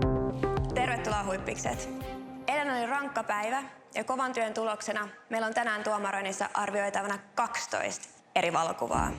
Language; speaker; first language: Finnish; native; Finnish